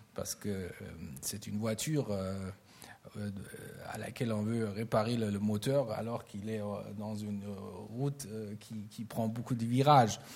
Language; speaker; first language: French; non-native, fluent; German